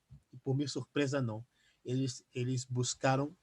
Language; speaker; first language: Spanish; non-native, fluent; Portuguese